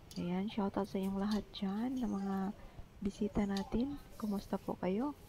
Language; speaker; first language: Filipino; non-native, local second language; Cebuano